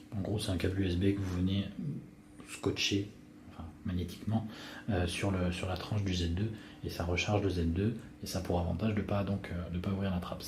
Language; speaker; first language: French; native; French